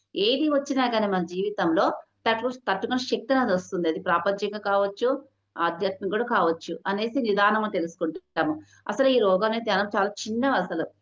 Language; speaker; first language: Telugu; non-native, local second language; Hindi